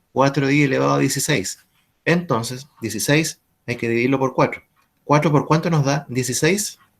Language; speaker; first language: Spanish; native; Spanish